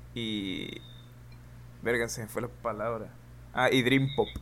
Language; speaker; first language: Spanish; native; Spanish